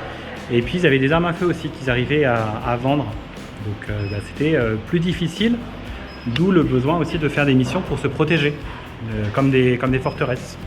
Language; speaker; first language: French; native; French